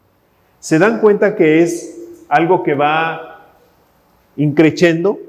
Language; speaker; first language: Spanish; native; Spanish